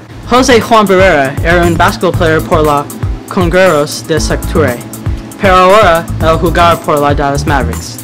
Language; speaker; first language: Spanish; non-native, learner; English